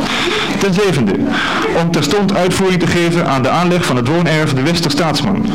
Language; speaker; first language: Dutch; native; Dutch